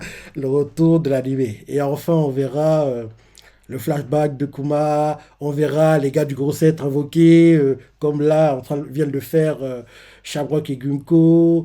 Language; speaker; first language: French; native; French